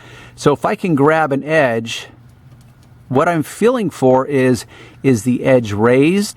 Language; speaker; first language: English; native; English